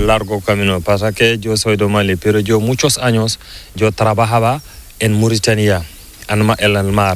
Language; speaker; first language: Spanish; non-native, learner; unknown